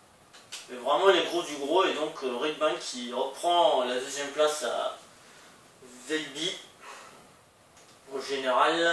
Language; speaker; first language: French; native; French